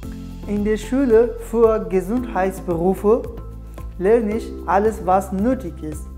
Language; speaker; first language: German; non-native, learner; Persian